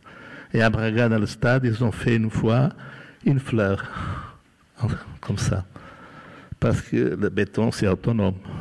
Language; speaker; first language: French; non-native, fluent; Portuguese